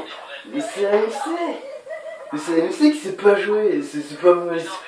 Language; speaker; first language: French; native; French